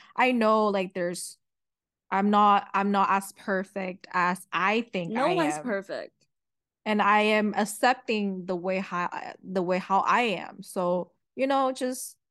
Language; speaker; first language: English; early bilingual, other home language; Chinese